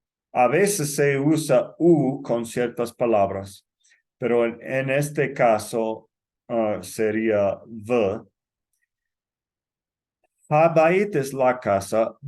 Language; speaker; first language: Spanish; non-native, fluent; English